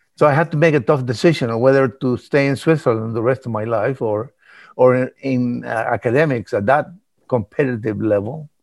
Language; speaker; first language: English; early bilingual, other home language; Spanish